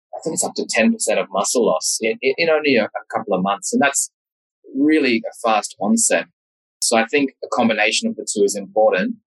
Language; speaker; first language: English; native; English